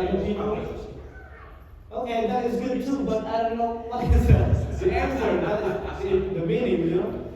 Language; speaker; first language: English; non-native, learner; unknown